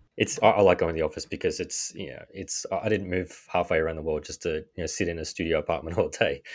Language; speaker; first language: English; native; English